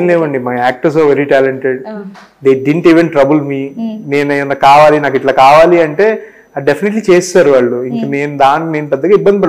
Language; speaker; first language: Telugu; native; Telugu